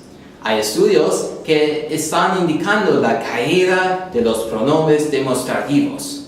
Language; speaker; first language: Spanish; non-native, learner; English